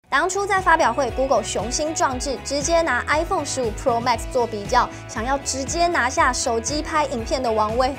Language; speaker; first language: Chinese; native; Chinese